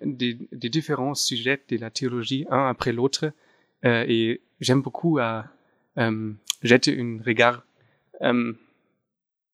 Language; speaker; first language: French; non-native, fluent; German